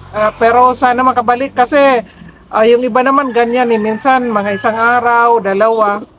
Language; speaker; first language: Filipino; non-native, local second language; Bikol